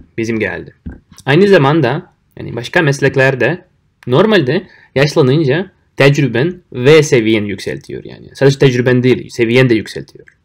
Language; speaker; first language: Turkish; non-native, fluent; Russian